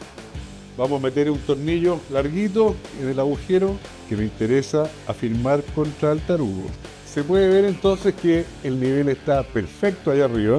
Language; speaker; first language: Spanish; native; Spanish